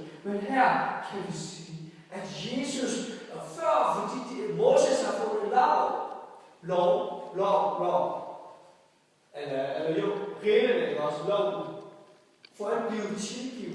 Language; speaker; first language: Danish; non-native, fluent; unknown